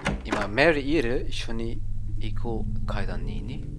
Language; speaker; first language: Japanese; non-native, learner; German